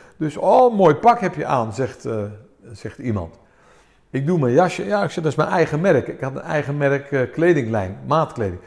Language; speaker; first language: Dutch; early bilingual, other home language; Armenian